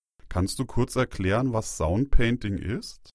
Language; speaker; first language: German; native; German